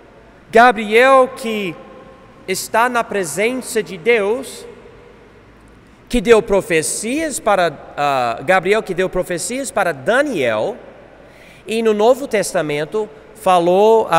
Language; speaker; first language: Portuguese; non-native, fluent; English